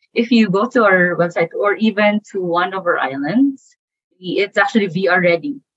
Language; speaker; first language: English; non-native, local second language; Cebuano